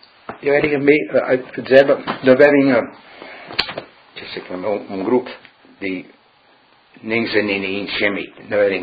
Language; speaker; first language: Italian; early bilingual, heritage; Friulian